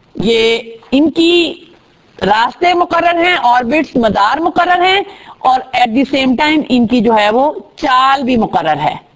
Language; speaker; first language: Urdu; native; Urdu